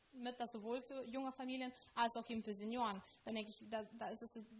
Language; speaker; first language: German; non-native, fluent; Lithuanian